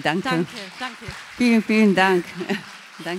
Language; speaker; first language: German; non-native, learner; Japanese